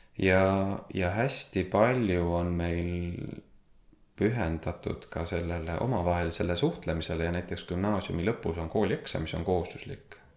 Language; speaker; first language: Estonian; native; Estonian